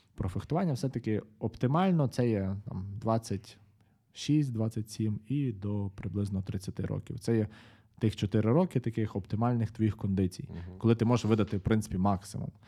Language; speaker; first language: Ukrainian; native; Ukrainian